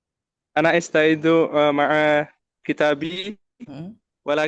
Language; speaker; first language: Arabic; non-native, learner; Indonesian